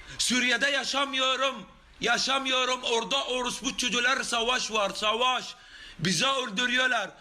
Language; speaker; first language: Turkish; non-native, learner; Arabic